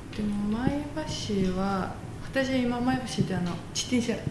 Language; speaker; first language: Japanese; non-native, fluent; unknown